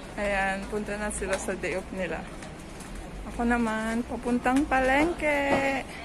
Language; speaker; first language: Filipino; native; Filipino